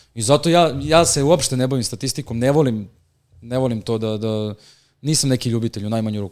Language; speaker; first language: Serbian; native; Serbian